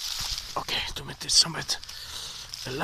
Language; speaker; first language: Welsh; non-native, learner; English